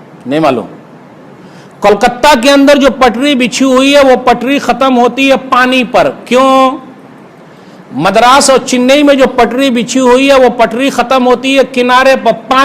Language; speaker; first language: Hindi; native; Hindi